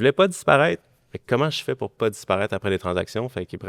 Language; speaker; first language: French; native; French